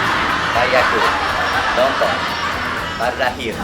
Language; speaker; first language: Indonesian; non-native, learner; Japanese